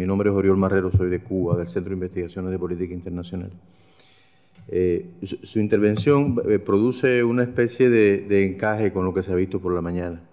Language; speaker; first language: Spanish; native; Spanish